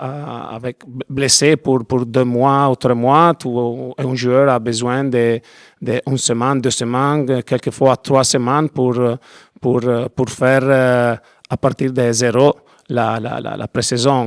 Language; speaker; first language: French; non-native, learner; Italian